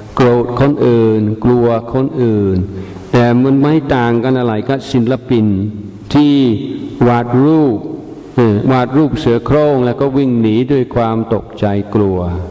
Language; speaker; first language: Thai; non-native, fluent; English